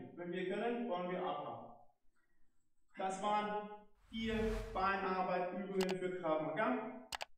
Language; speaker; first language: German; non-native, fluent; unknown